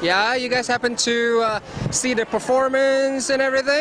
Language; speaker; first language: English; non-native, fluent; Indonesian